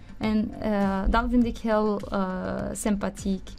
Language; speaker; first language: Dutch; non-native, learner; Arabic